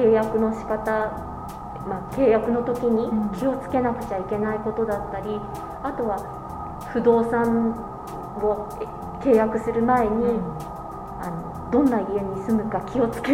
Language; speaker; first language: Japanese; native; Japanese